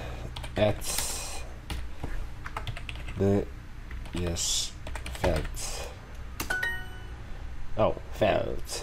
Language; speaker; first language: Swedish; non-native, learner; English